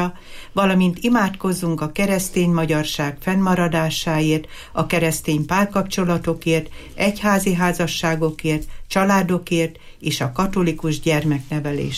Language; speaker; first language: Hungarian; native; Hungarian